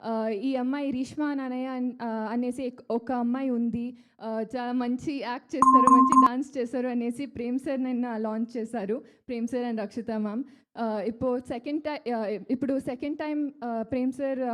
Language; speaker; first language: Telugu; non-native, learner; Kannada